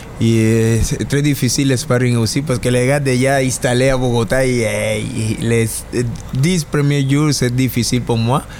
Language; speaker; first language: French; non-native, learner; Spanish